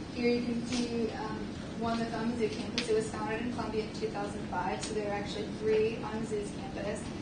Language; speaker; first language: English; native; English